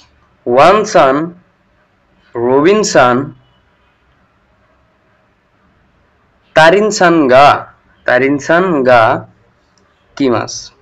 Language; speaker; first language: Japanese; non-native, learner; Bangla